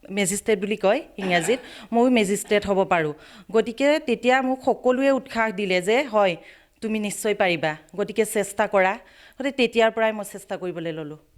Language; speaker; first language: Assamese; native; Assamese